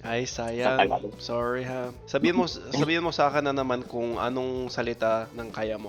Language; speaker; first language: Filipino; non-native, fluent; English